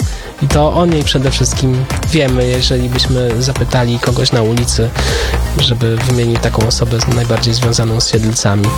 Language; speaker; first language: Polish; native; Polish